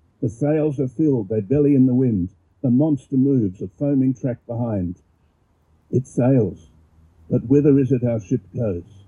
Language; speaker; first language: English; native; English